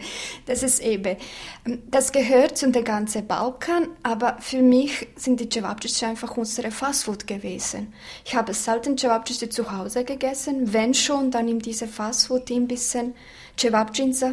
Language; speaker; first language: German; non-native, fluent; Bosnian